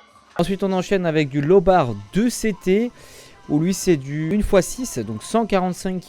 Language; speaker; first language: French; native; French